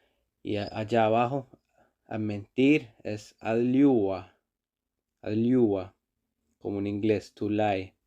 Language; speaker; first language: Spanish; non-native, fluent; Icelandic